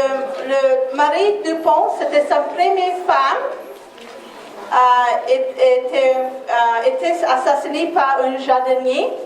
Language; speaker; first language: French; non-native, learner; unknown